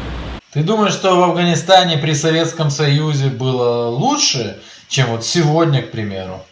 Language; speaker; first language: Russian; native; Russian